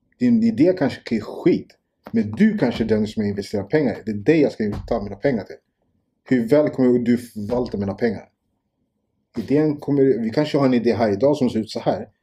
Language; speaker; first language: Swedish; early bilingual, other home language; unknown